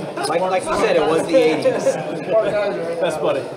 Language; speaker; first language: English; native; English